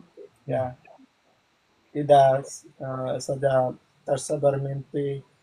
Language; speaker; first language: Indonesian; non-native, learner; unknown